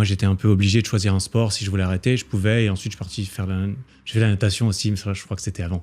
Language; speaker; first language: French; native; French